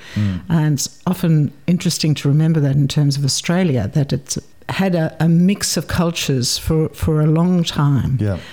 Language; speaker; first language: English; native; English